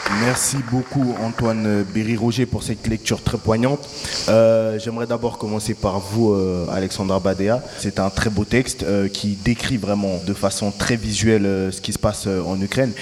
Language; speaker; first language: French; native; French